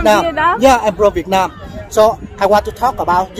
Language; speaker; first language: English; non-native, learner; Vietnamese